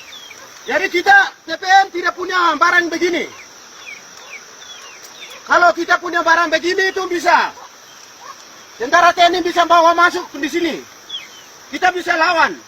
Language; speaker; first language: Indonesian; non-native, local second language; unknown